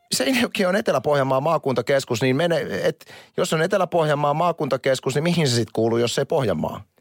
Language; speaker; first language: Finnish; native; Finnish